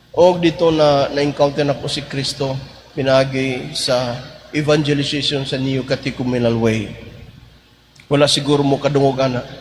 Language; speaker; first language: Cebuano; native; Cebuano